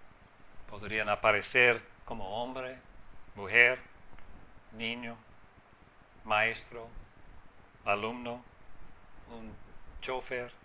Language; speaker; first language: Spanish; non-native, fluent; English